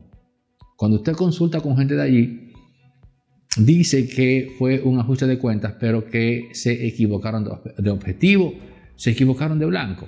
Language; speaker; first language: Spanish; native; Spanish